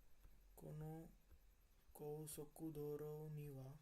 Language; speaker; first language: Japanese; non-native, learner; Marathi